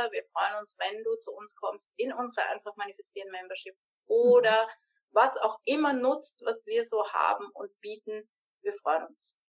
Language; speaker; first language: German; native; German